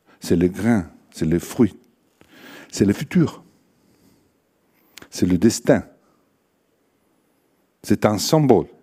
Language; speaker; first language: French; non-native, fluent; Italian